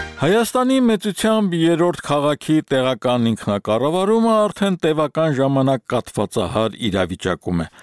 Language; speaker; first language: Armenian; native; Armenian